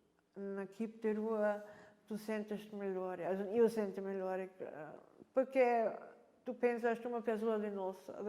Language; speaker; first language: Portuguese; non-native, learner; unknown